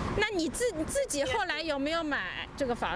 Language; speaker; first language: Chinese; native; Chinese